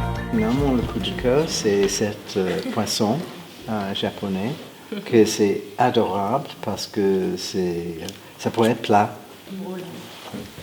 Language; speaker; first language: French; non-native, fluent; English